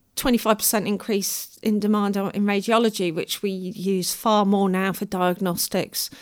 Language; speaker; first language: English; native; English